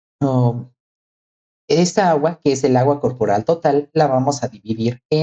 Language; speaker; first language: Spanish; native; Spanish